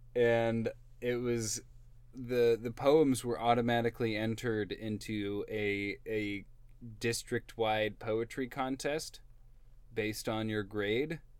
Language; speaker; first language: English; native; English